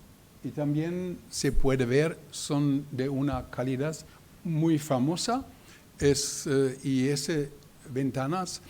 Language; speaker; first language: Spanish; non-native, learner; German